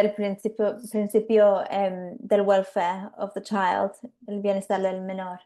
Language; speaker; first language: Spanish; non-native, fluent; English